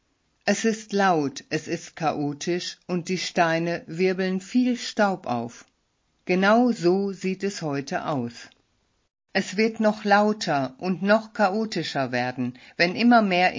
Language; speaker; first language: German; native; German